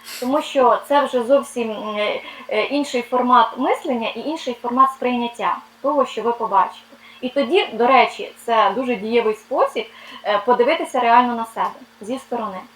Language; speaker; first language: Ukrainian; non-native, local second language; Russian